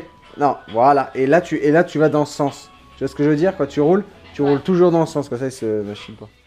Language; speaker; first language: French; native; French